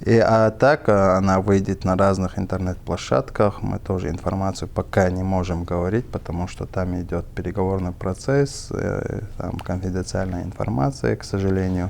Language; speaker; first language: Russian; non-native, local second language; Chechen